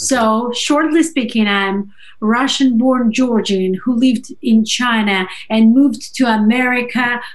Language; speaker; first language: English; non-native, fluent; Russian